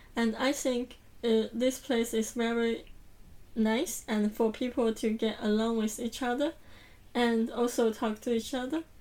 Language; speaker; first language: English; non-native, learner; Chinese